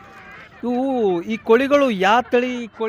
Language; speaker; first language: Kannada; native; Kannada